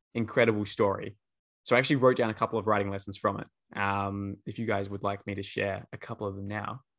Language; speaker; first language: English; native; English